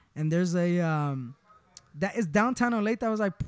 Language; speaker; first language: English; early bilingual, other home language; Spanish